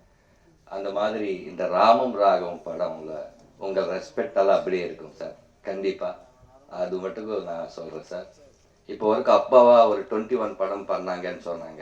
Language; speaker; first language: Tamil; non-native, learner; Telugu